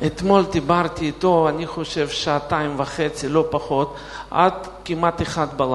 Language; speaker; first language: Hebrew; non-native, fluent; Russian